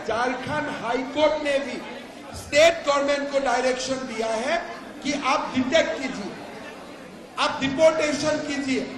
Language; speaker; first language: Hindi; non-native, local second language; Assamese